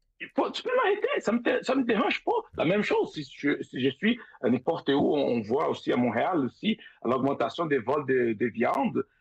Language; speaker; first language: French; non-native, fluent; Portuguese